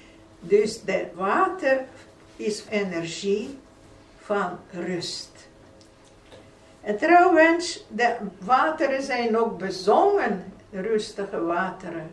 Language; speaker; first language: Dutch; non-native, fluent; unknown